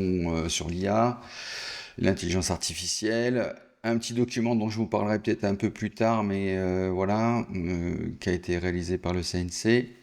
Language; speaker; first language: French; native; French